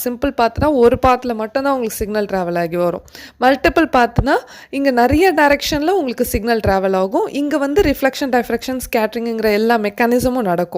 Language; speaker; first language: Tamil; native; Tamil